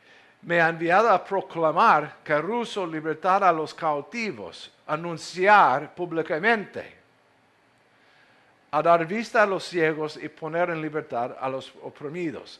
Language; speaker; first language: Spanish; non-native, fluent; English